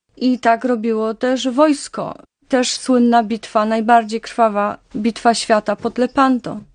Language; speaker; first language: Polish; native; Polish